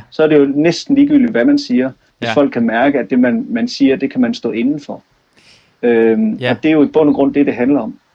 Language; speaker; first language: Danish; native; Danish